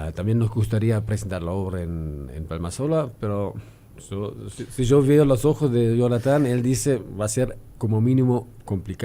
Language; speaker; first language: Spanish; non-native, fluent; German